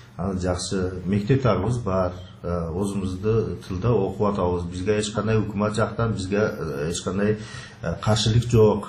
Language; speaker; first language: Kyrgyz; non-native, local second language; Tajik